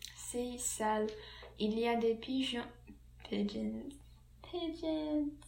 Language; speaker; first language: French; non-native, learner; English